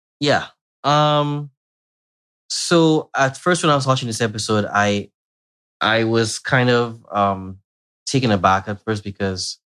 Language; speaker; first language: English; native; English